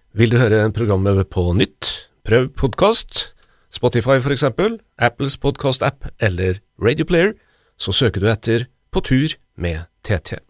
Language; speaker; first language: Norwegian; native; Norwegian